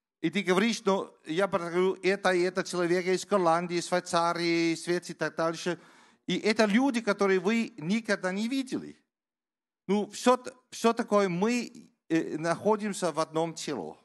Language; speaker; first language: Russian; non-native, learner; Danish